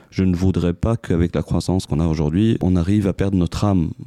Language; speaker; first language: French; non-native, local second language; Arabic